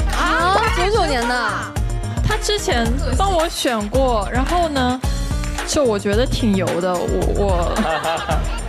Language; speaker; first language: Chinese; native; Chinese